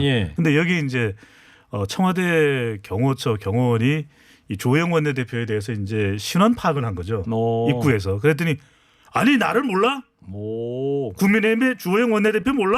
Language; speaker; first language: Korean; native; Korean